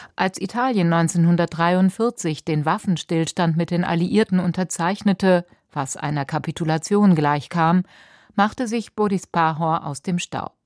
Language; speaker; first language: German; native; German